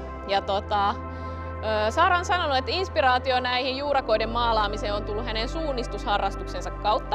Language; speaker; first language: Finnish; native; Finnish